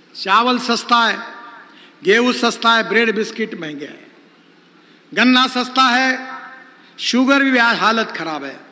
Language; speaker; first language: Hindi; non-native, local second language; Marathi